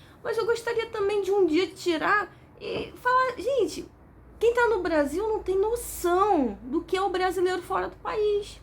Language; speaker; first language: Portuguese; native; Portuguese